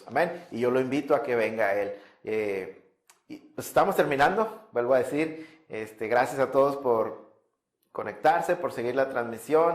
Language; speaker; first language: Spanish; native; Spanish